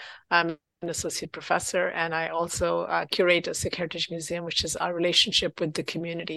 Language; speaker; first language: English; non-native, local second language; Punjabi